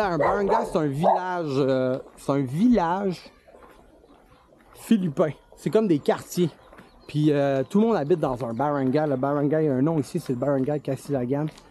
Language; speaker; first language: French; native; French